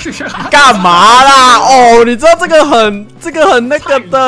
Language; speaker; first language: Chinese; native; Chinese